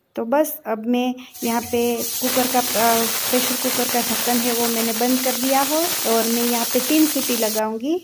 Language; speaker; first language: Hindi; non-native, local second language; Gujarati